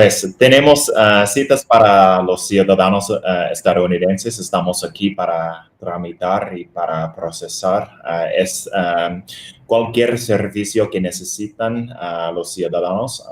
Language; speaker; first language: Spanish; non-native, fluent; English